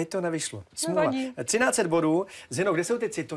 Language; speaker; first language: Czech; native; Czech